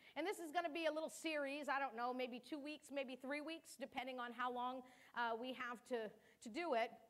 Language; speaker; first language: English; early bilingual, other home language; Kabuverdianu